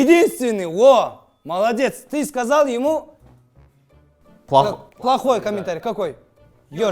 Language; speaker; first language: Russian; non-native, local second language; Kazakh